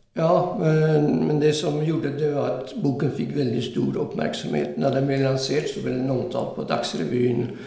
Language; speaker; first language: Norwegian; non-native, fluent; French